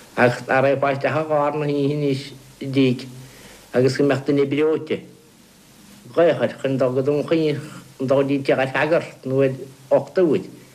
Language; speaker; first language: Irish; native; Irish